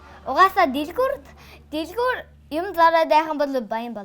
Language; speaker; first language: Mongolian; early bilingual, heritage; Mongolian